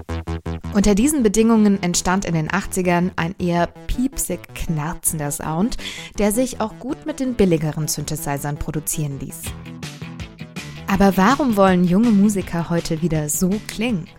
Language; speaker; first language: German; native; German